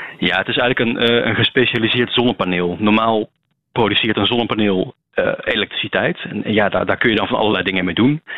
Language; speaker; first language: Dutch; native; Dutch